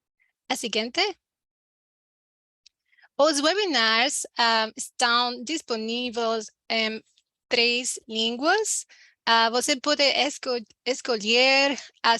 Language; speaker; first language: Portuguese; non-native, learner; Spanish